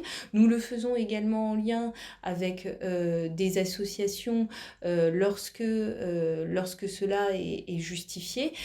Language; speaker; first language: French; native; French